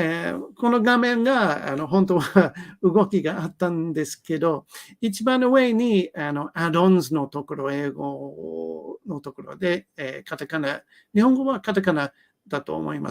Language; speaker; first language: Japanese; non-native, learner; English